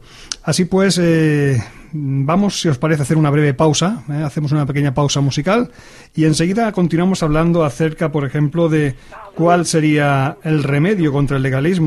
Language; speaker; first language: Spanish; native; Spanish